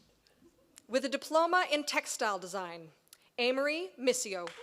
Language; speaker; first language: English; native; English